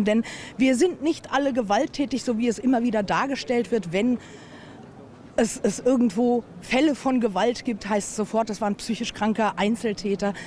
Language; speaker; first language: German; native; German